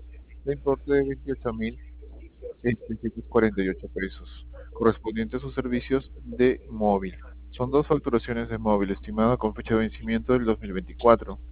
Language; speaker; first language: Spanish; native; Spanish